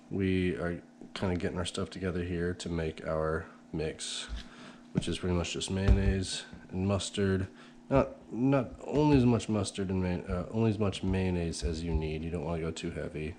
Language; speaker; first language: English; native; English